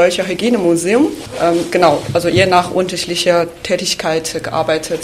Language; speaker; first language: German; non-native, fluent; Chinese